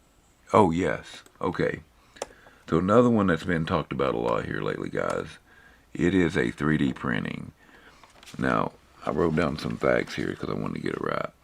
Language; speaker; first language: English; native; English